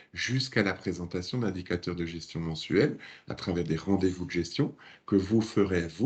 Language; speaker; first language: French; native; French